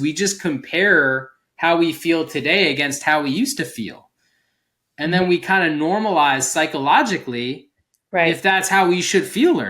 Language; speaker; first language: English; native; English